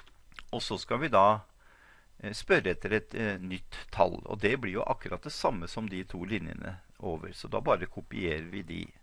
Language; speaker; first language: Norwegian; native; Norwegian